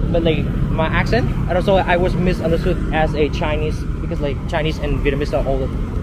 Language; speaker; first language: English; non-native, fluent; Vietnamese